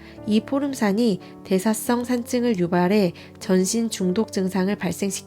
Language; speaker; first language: Korean; native; Korean